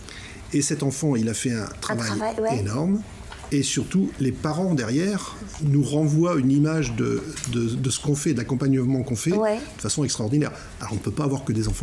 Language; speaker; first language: French; native; French